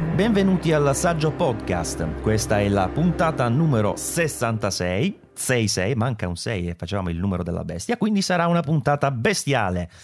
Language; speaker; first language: Italian; native; Italian